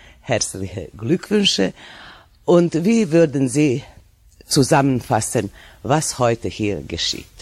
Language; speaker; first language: German; non-native, fluent; Serbian